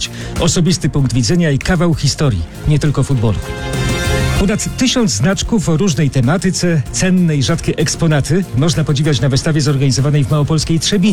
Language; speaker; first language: Polish; native; Polish